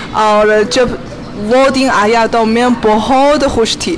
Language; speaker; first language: Hindi; non-native, fluent; Chinese